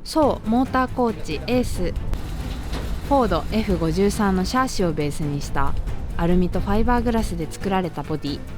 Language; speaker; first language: Japanese; native; Japanese